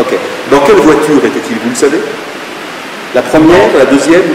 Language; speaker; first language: French; native; French